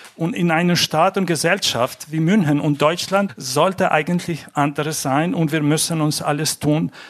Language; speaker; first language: German; non-native, fluent; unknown